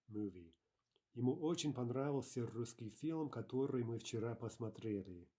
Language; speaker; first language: Russian; non-native, fluent; English